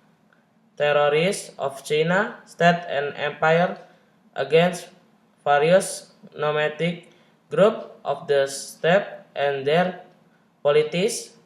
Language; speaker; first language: English; non-native, learner; Indonesian